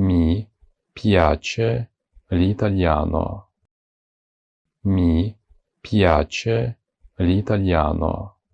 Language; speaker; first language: Italian; non-native, fluent; Ukrainian